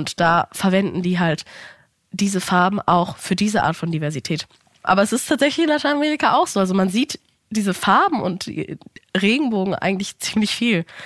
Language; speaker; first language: German; native; German